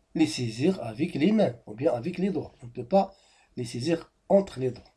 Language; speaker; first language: French; non-native, local second language; Arabic